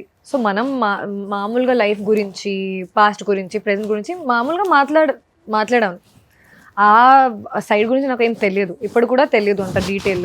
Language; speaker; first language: Telugu; non-native, fluent; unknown